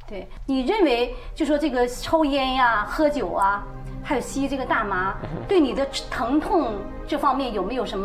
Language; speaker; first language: Chinese; native; Chinese